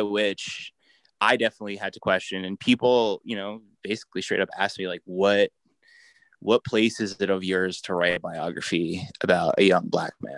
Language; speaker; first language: English; native; English